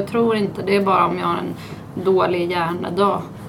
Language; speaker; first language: Swedish; native; Swedish